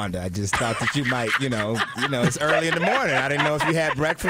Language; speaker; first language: English; native; English